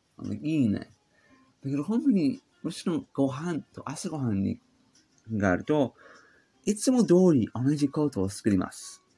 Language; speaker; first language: Japanese; non-native, learner; English